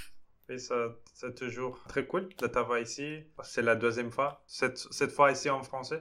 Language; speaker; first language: French; non-native, fluent; Portuguese